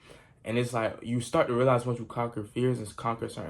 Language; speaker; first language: English; native; English